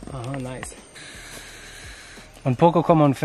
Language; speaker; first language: Spanish; non-native, learner; German